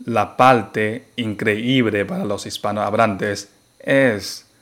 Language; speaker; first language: Spanish; non-native, fluent; Chinese